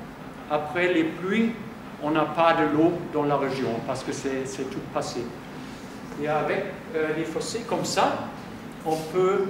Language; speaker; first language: French; non-native, fluent; German